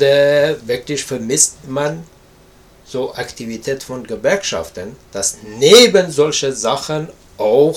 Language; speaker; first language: German; non-native, learner; Persian